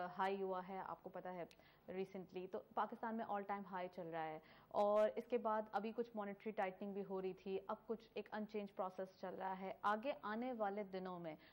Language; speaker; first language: Urdu; native; Urdu